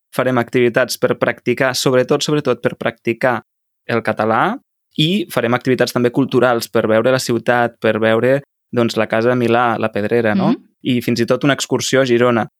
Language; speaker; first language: Catalan; native; Catalan